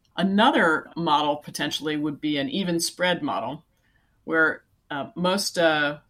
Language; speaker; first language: English; native; English